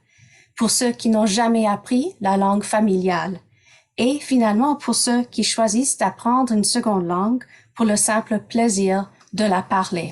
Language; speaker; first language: French; non-native, local second language; English